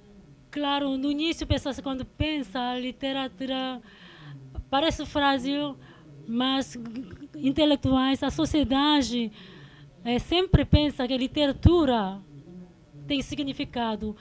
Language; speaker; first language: Portuguese; non-native, fluent; Korean